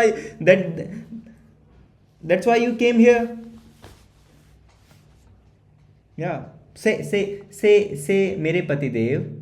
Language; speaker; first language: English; non-native, learner; Hindi